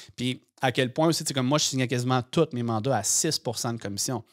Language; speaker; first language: French; native; French